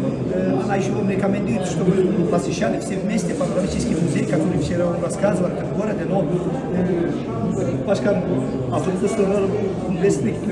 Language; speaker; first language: Russian; non-native, fluent; Turkish